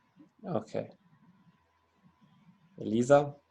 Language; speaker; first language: English; non-native, fluent; Italian